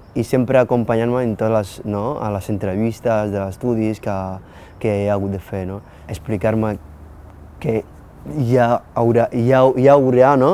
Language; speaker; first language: Catalan; non-native, fluent; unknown